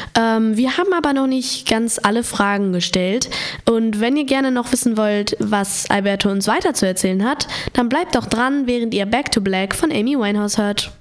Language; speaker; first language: German; native; German